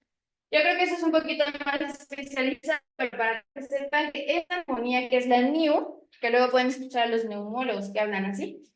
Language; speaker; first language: Spanish; native; Spanish